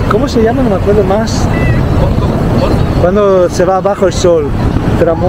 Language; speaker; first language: Spanish; non-native, fluent; Italian